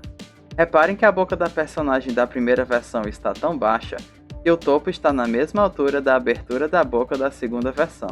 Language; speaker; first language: Portuguese; native; Portuguese